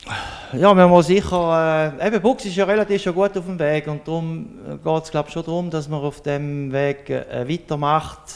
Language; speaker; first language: German; native; German